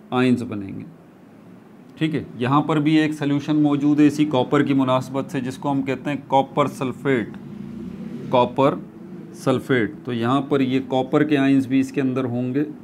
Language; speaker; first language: Urdu; native; Urdu